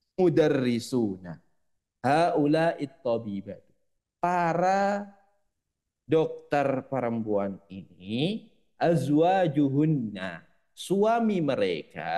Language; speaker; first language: Indonesian; native; Indonesian